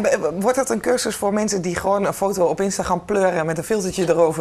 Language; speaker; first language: Dutch; native; Dutch